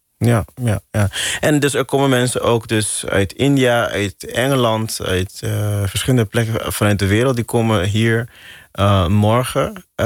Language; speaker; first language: Dutch; non-native, local second language; Papiamento